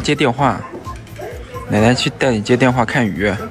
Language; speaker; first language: Chinese; native; Chinese